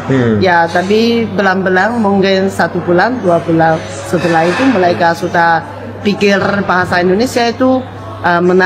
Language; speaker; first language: Indonesian; non-native, fluent; Chinese